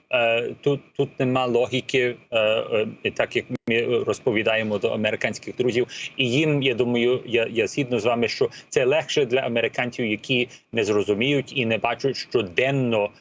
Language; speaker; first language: Ukrainian; early bilingual, heritage; Ukrainian